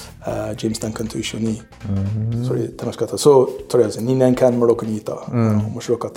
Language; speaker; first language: Japanese; non-native, learner; English